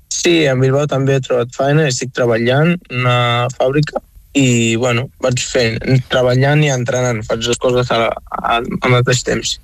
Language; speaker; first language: Catalan; non-native, fluent; Arabic